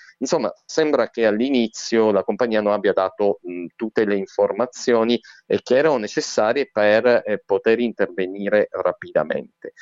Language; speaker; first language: Italian; native; Italian